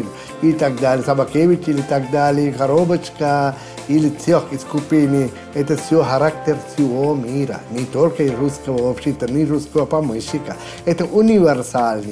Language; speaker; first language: Russian; non-native, fluent; Sinhala